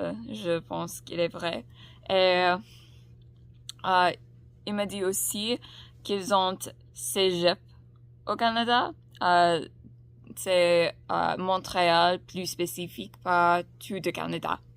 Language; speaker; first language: French; non-native, learner; English